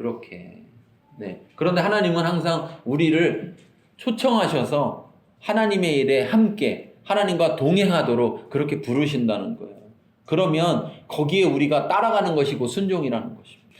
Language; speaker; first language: Korean; native; Korean